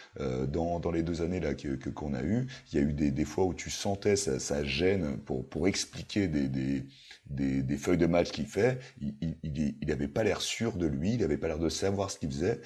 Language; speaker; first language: French; native; French